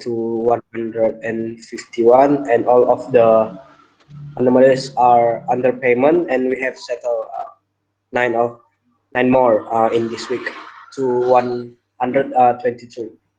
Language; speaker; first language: English; non-native, learner; Indonesian